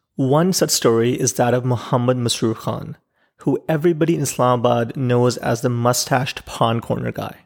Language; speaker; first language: English; non-native, local second language; Urdu